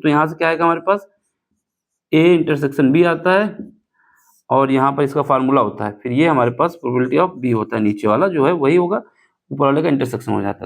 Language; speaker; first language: Hindi; native; Hindi